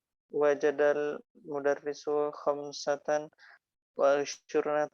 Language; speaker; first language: Arabic; non-native, fluent; Indonesian